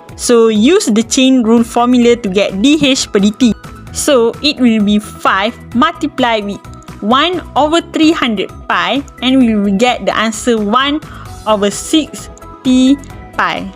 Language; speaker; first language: English; non-native, local second language; Malay